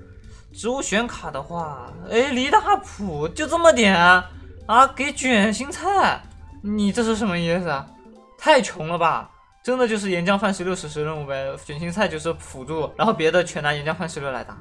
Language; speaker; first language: Chinese; native; Chinese